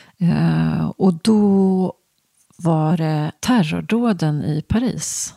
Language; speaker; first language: Swedish; native; Swedish